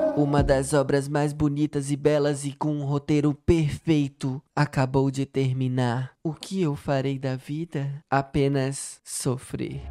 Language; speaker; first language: Portuguese; native; Portuguese